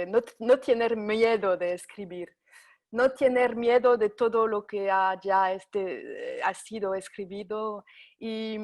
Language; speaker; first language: Spanish; non-native, fluent; French